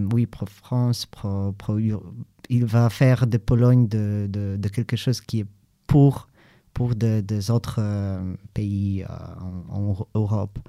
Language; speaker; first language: French; non-native, learner; Polish